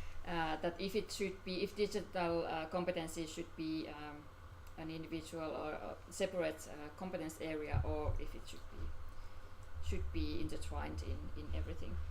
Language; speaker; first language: English; non-native, fluent; Finnish